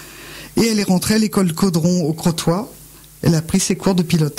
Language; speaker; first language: French; native; French